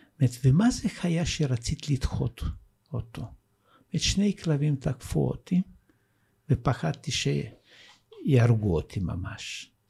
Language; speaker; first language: Hebrew; non-native, fluent; Russian